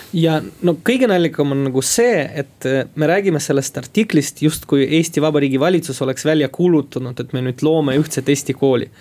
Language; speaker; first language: Estonian; non-native, local second language; Russian